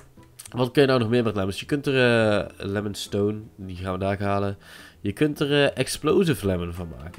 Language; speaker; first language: Dutch; native; Dutch